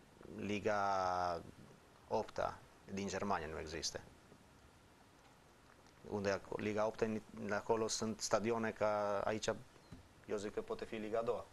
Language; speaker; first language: Romanian; non-native, fluent; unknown